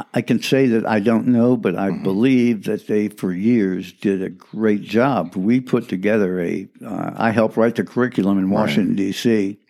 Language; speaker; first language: English; early bilingual, other home language; French